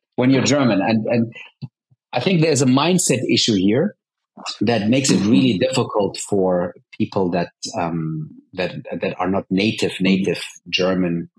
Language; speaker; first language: English; early bilingual, heritage; Arabic